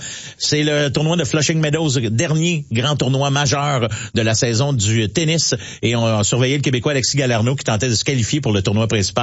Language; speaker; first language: French; native; French